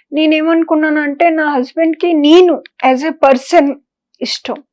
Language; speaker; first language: Telugu; native; Telugu